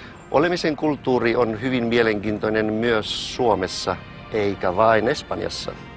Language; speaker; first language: Finnish; non-native, fluent; Spanish